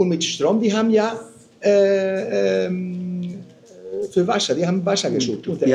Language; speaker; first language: German; non-native, fluent; Spanish